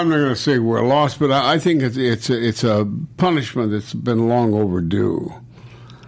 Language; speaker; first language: English; native; English